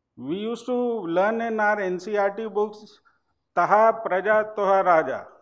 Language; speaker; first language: English; non-native, local second language; Hindi